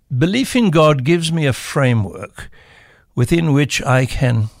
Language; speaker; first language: English; native; English